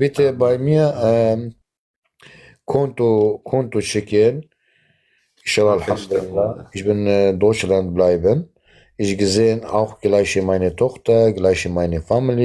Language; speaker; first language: German; non-native, learner; Arabic